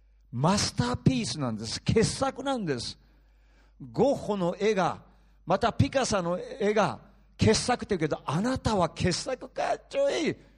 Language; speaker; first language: Japanese; early bilingual, heritage; Japanese